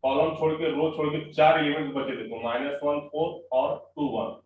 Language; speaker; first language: Hindi; non-native, local second language; Marathi